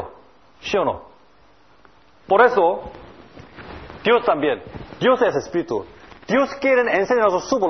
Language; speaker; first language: Spanish; non-native, learner; Korean